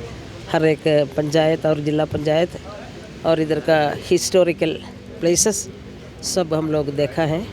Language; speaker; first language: Hindi; non-native, local second language; Malayalam